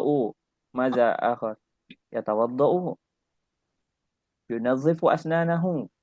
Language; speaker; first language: Arabic; non-native, fluent; Indonesian